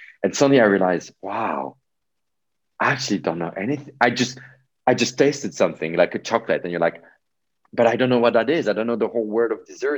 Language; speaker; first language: English; non-native, fluent; Polish